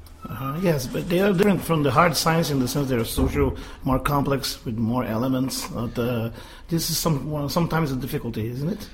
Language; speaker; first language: English; non-native, fluent; Portuguese